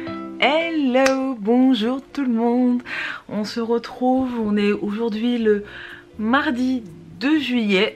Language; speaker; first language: French; native; French